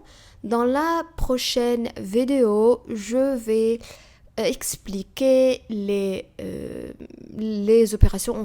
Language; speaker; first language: French; non-native, fluent; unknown